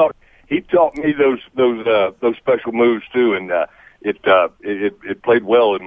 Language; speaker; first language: English; native; English